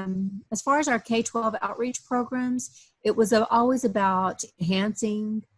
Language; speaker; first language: English; native; English